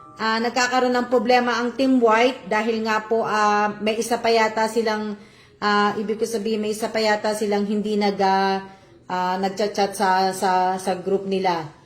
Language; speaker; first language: Filipino; non-native, local second language; Cebuano